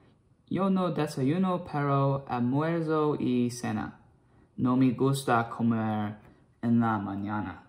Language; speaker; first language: Spanish; non-native, learner; English